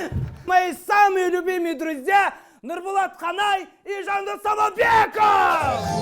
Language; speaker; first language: Russian; non-native, local second language; Kazakh